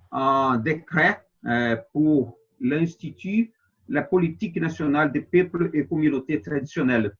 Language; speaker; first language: French; non-native, fluent; Portuguese